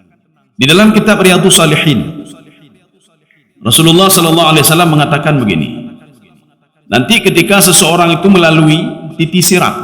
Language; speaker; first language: Indonesian; native; Indonesian